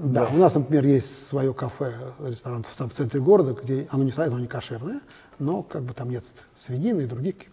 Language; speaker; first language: Russian; native; Russian